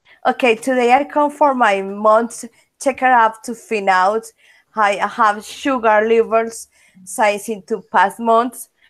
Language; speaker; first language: English; non-native, learner; Spanish